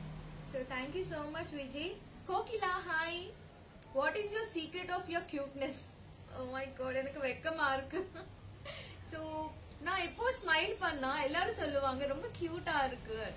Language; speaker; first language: Tamil; non-native, learner; Telugu